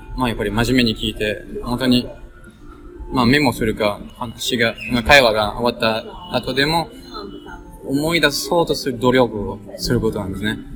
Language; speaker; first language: Japanese; non-native, fluent; French